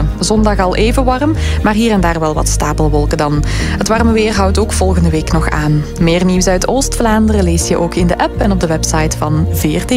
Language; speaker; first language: Dutch; native; Dutch